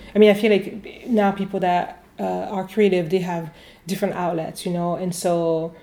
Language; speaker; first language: English; non-native, fluent; French